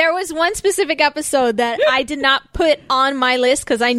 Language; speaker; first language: English; native; English